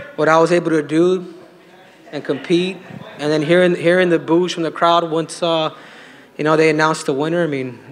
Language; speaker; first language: English; early bilingual, other home language; Spanish